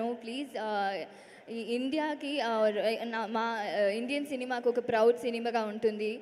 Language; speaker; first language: Telugu; non-native, local second language; Tamil